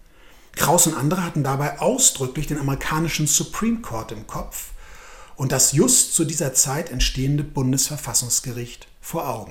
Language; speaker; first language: German; native; German